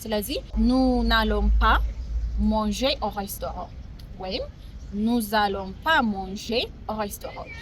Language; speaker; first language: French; non-native, fluent; Amharic